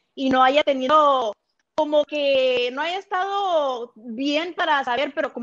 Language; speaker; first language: Spanish; early bilingual, heritage; Spanish